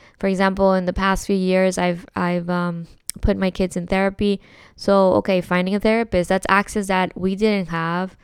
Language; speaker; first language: English; early bilingual, other home language; Spanish